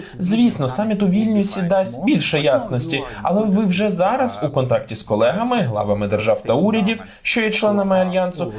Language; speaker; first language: Ukrainian; native; Ukrainian